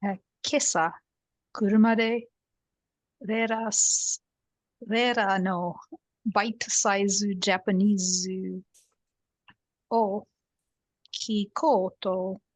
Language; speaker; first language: Japanese; non-native, learner; English